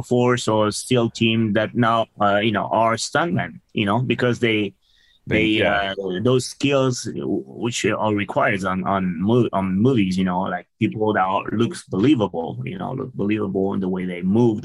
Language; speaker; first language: English; non-native, fluent; French